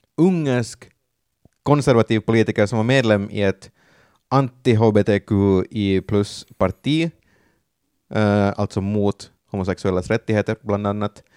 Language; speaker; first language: Swedish; native; Swedish